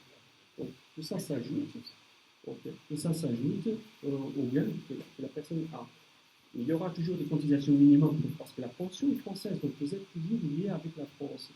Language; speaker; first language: French; native; French